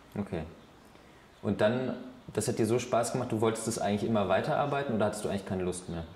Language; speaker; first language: German; native; German